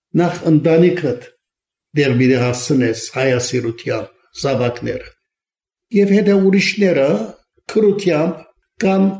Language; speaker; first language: Armenian; early bilingual, heritage; Armenian